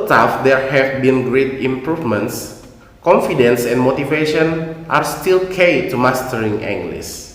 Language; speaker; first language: English; non-native, fluent; Indonesian